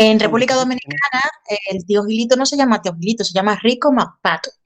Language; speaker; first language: Spanish; native; Spanish